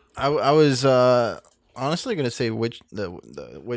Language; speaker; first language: English; native; English